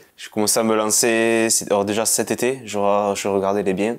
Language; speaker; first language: French; native; French